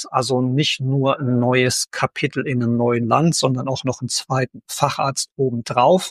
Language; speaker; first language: German; native; German